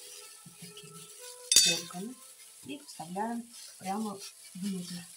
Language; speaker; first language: Russian; non-native, fluent; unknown